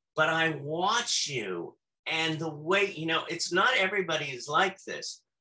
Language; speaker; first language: English; native; English